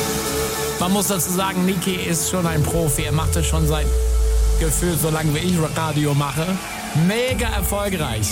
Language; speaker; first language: German; native; German